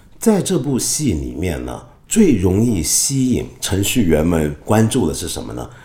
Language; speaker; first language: Chinese; non-native, local second language; Cantonese